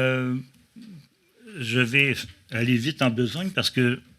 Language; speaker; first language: French; native; French